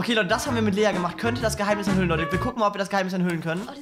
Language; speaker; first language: German; native; German